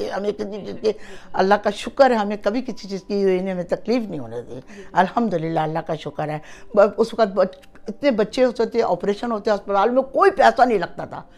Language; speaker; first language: Urdu; early bilingual, heritage; Urdu